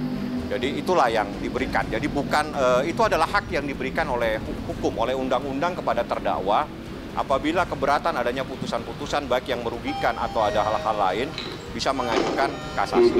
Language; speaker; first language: Indonesian; native; Indonesian